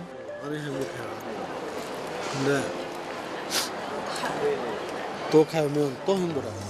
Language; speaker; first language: Korean; non-native, learner; Bangla